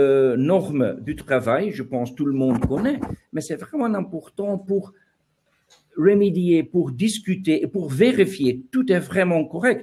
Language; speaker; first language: French; non-native, learner; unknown